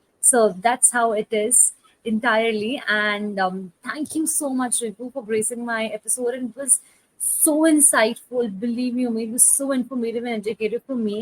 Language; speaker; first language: English; non-native, local second language; Hindi